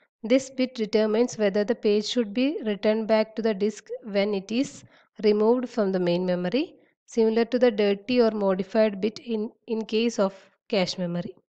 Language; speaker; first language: English; non-native, local second language; Malayalam